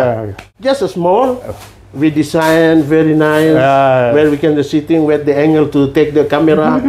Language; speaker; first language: English; non-native, learner; Indonesian